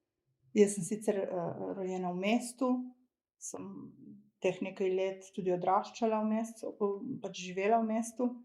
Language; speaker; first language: Slovenian; early bilingual, other home language; Croatian